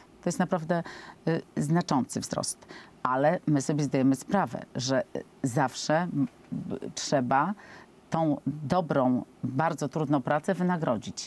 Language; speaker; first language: Polish; native; Polish